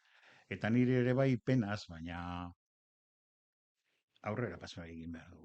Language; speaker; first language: Basque; non-native, local second language; Spanish